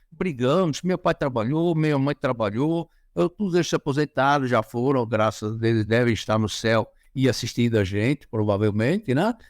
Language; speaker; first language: Portuguese; native; Portuguese